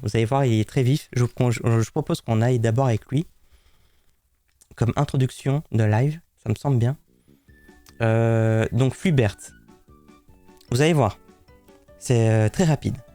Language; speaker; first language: French; native; French